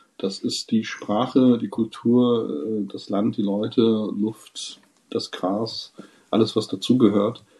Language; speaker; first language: German; non-native, fluent; English